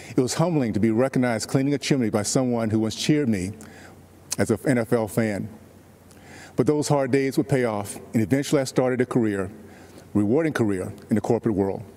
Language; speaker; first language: English; native; English